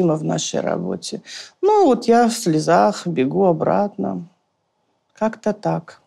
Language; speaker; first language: Russian; native; Russian